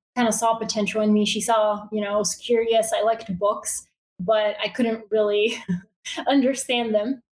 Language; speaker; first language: English; early bilingual, other home language; Bulgarian